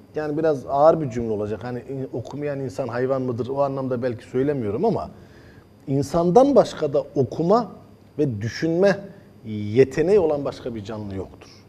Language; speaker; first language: Turkish; early bilingual, heritage; Turkish